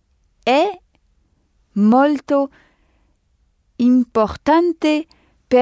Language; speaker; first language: Italian; non-native, learner; French